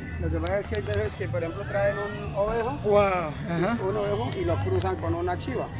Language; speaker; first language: Spanish; native; Spanish